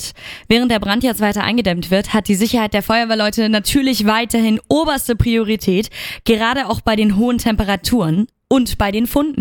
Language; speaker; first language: German; native; German